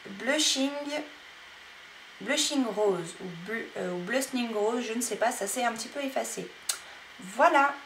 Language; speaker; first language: French; native; French